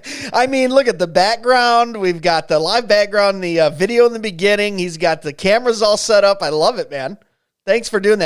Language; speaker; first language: English; native; English